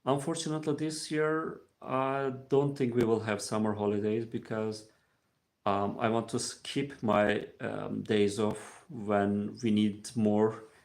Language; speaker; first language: English; non-native, fluent; Turkish